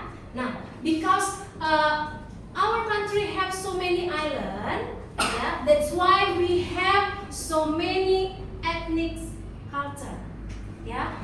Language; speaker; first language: English; non-native, learner; Indonesian